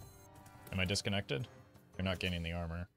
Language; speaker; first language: English; native; English